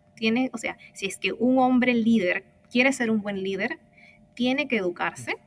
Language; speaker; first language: Spanish; native; Spanish